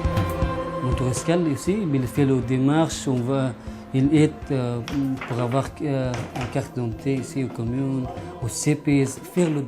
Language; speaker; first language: French; non-native, learner; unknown